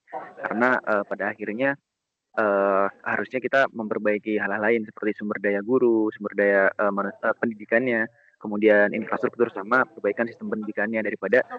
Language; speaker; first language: Indonesian; native; Indonesian